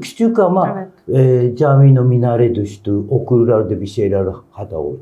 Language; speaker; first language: Turkish; non-native, learner; Japanese